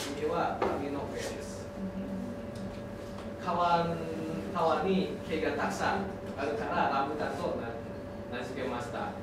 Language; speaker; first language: Japanese; non-native, learner; Indonesian